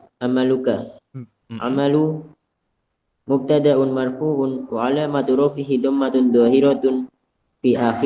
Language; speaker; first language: Arabic; non-native, learner; Indonesian